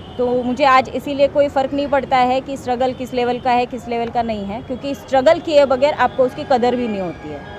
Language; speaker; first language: Hindi; non-native, local second language; Marathi